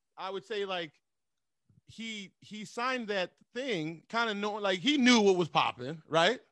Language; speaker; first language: English; native; English